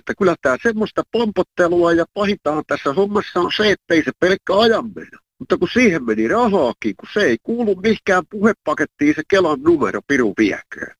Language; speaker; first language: Finnish; native; Finnish